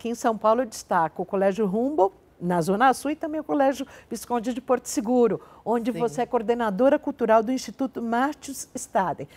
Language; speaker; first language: Portuguese; native; Portuguese